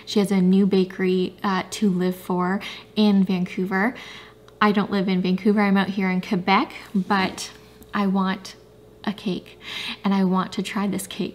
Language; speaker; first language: English; native; English